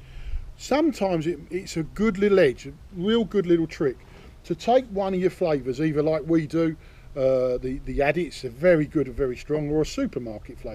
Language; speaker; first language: English; native; English